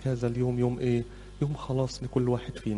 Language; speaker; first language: Arabic; native; Arabic